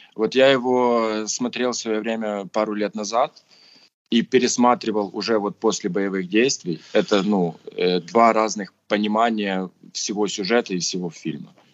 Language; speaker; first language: Russian; native; Russian